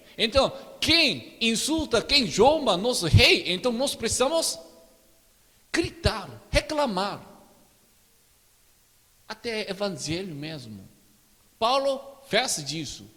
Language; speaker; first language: Portuguese; non-native, learner; Korean